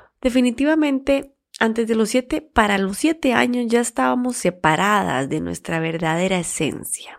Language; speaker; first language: Spanish; native; Spanish